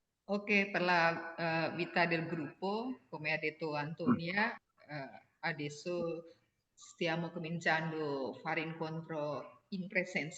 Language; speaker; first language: Italian; non-native, learner; Indonesian